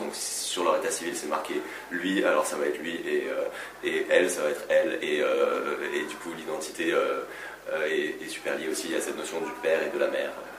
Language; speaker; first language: French; native; French